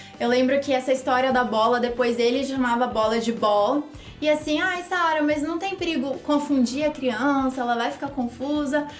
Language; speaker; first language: Portuguese; native; Portuguese